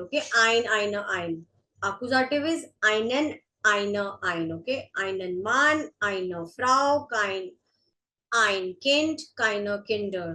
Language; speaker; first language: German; non-native, fluent; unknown